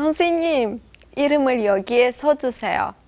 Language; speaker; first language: Korean; non-native, learner; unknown